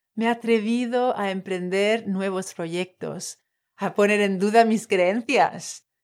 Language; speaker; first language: Spanish; non-native, fluent; French